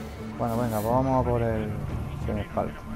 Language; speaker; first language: Spanish; native; Spanish